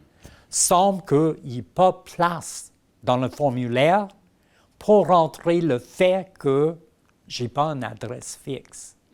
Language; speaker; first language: French; non-native, local second language; English